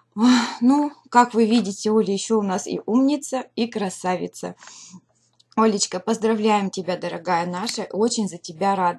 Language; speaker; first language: Russian; native; Russian